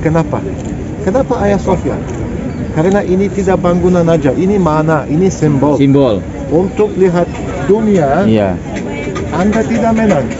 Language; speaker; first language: Indonesian; non-native, learner; Turkish